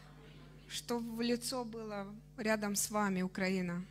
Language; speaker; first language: Russian; non-native, fluent; Romanian